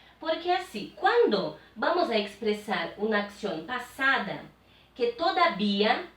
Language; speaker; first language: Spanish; non-native, fluent; Portuguese